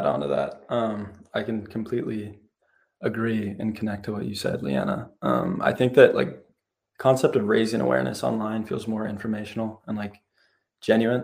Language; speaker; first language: English; native; English